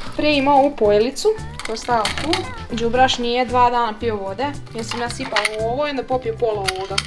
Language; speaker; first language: Serbian; early bilingual, heritage; Serbian